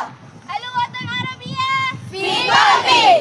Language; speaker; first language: Arabic; non-native, learner; Malay